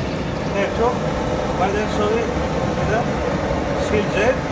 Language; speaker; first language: Arabic; non-native, learner; Urdu